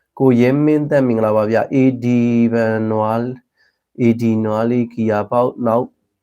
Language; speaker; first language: Burmese; native; Burmese